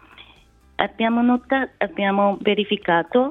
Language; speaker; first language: Italian; non-native, fluent; Japanese